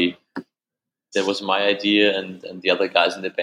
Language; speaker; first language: English; non-native, fluent; German